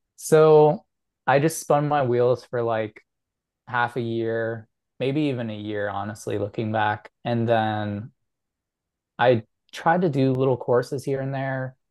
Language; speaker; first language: English; native; English